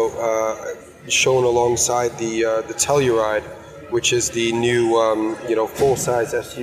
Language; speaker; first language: English; native; English